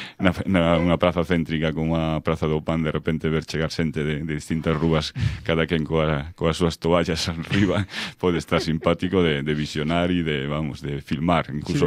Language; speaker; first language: Galician; non-native, local second language; Spanish